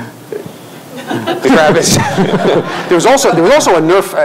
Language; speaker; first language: English; native; English